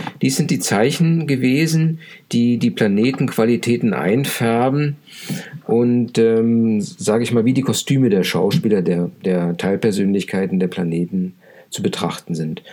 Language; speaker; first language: German; native; German